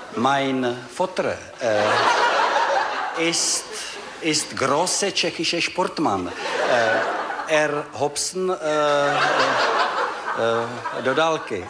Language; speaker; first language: German; non-native, learner; Czech